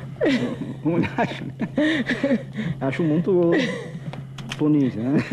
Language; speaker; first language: Portuguese; non-native, learner; English